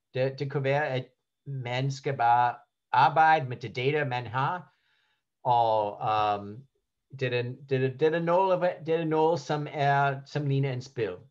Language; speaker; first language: Danish; non-native, learner; English